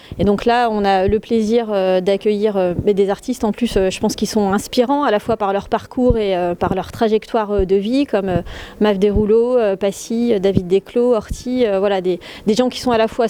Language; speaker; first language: French; native; French